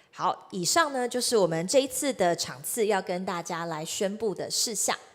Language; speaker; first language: Chinese; native; Chinese